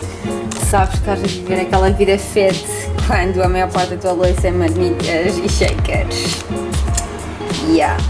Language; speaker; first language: Portuguese; early bilingual, heritage; Portuguese